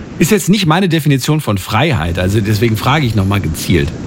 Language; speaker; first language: German; native; German